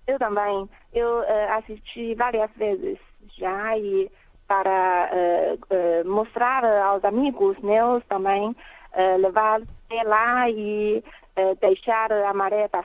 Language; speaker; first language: Portuguese; non-native, fluent; Chinese